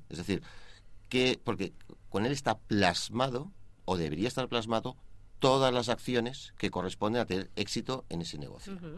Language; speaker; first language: Spanish; native; Spanish